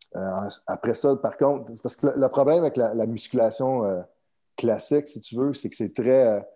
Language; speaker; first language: French; native; French